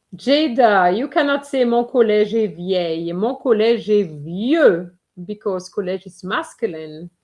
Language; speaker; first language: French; non-native, fluent; English